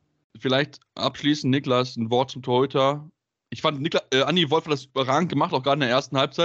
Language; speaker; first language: German; native; German